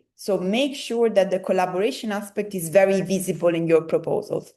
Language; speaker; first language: English; non-native, fluent; Italian